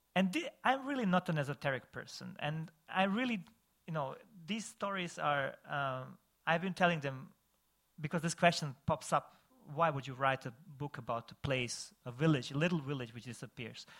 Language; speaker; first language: English; non-native, fluent; Bosnian